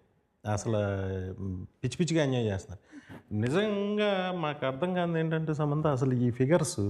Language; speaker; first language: Telugu; native; Telugu